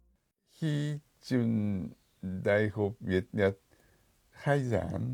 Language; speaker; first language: Vietnamese; non-native, fluent; Japanese